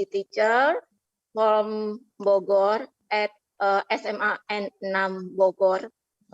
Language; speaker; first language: English; non-native, learner; Indonesian